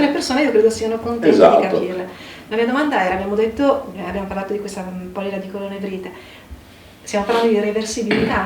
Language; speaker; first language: Italian; native; Italian